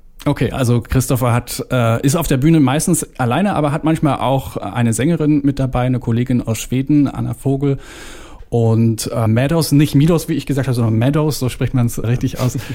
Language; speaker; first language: German; native; German